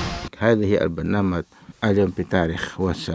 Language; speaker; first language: Arabic; non-native, fluent; Indonesian